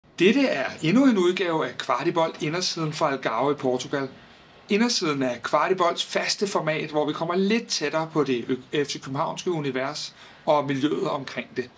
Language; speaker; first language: Danish; native; Danish